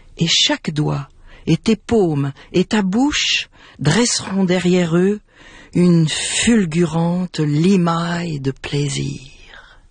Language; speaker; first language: French; native; French